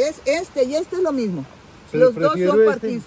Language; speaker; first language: Spanish; native; Spanish